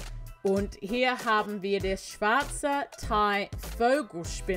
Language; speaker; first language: German; non-native, learner; English